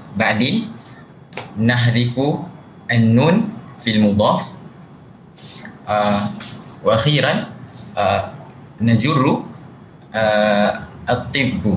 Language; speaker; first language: Arabic; non-native, learner; Malay